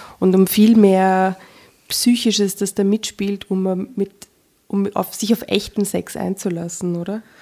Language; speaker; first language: German; native; German